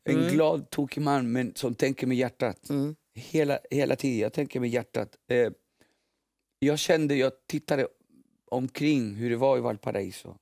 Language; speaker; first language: Swedish; early bilingual, other home language; Spanish